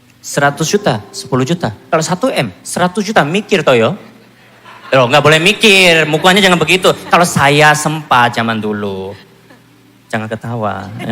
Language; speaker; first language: Indonesian; non-native, fluent; Korean